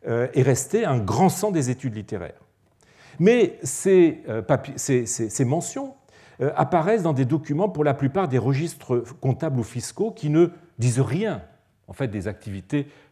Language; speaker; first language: French; native; French